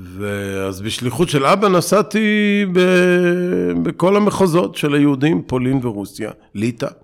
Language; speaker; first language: Hebrew; native; Hebrew